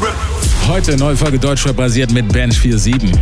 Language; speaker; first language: German; native; German